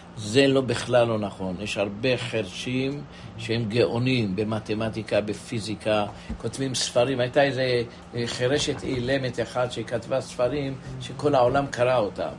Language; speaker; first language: Hebrew; non-native, fluent; Persian